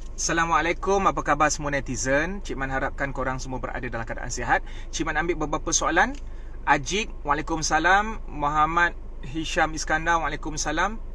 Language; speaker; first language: Malay; native; Malay